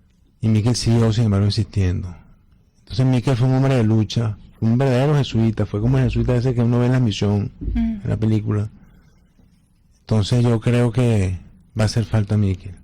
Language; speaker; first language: Spanish; native; Spanish